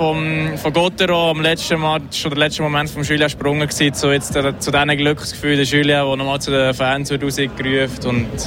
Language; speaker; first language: German; native; German